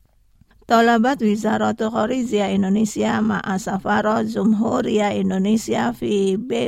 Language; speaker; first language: Arabic; non-native, fluent; Indonesian